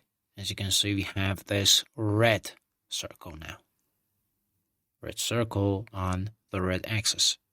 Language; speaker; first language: English; non-native, fluent; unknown